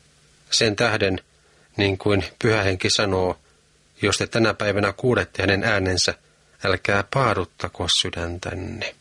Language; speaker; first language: Finnish; native; Finnish